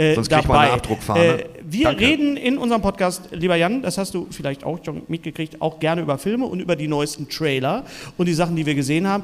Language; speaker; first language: German; native; German